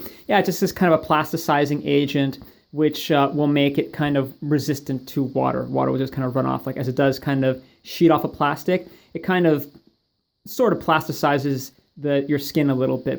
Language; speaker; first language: English; native; English